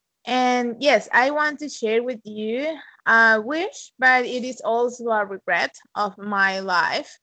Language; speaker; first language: English; non-native, fluent; Spanish